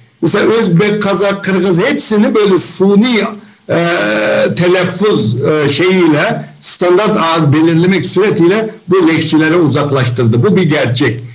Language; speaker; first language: Turkish; non-native, fluent; Uyghur